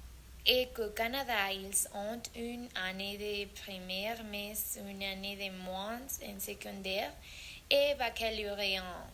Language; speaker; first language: French; non-native, learner; Spanish